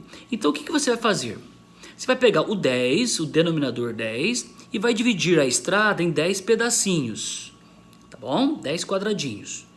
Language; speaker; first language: Portuguese; native; Portuguese